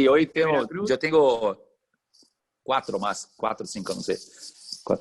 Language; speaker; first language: Spanish; non-native, fluent; Portuguese